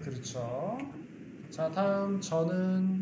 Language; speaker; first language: Korean; native; Korean